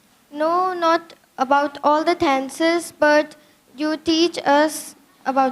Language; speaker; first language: English; non-native, learner; Hindi